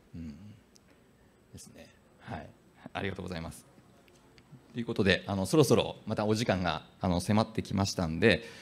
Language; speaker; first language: Japanese; native; Japanese